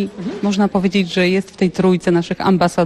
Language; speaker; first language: Polish; native; Polish